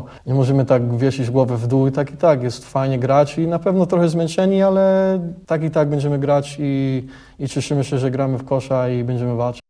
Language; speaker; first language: Polish; early bilingual, heritage; English